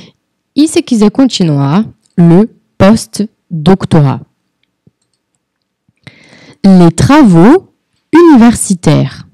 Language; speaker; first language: French; non-native, fluent; Portuguese